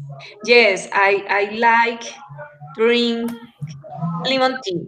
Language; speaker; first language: English; non-native, learner; Spanish